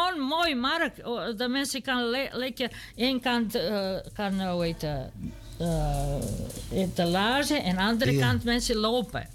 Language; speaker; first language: Dutch; non-native, learner; Serbian